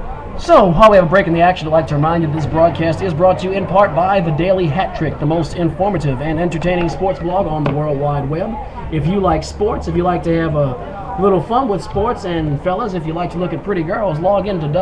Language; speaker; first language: English; native; English